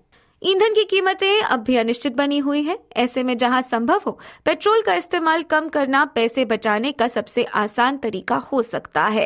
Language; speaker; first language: Hindi; native; Hindi